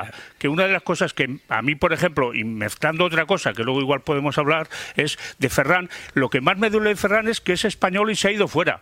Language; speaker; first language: Spanish; native; Spanish